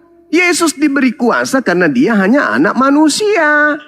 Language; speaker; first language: Indonesian; native; Indonesian